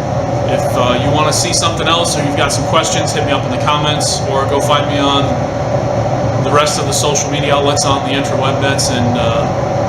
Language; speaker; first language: English; native; English